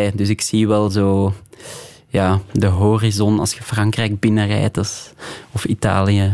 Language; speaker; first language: Dutch; native; Dutch